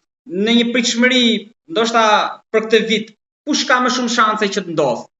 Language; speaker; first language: Albanian; native; Albanian